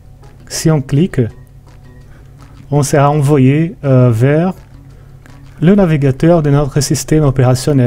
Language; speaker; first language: French; non-native, fluent; Portuguese